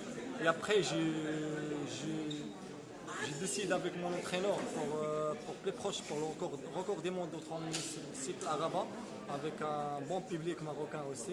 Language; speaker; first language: French; non-native, learner; Arabic